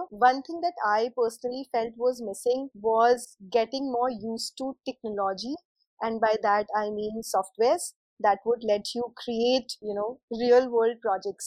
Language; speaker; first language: English; non-native, local second language; Hindi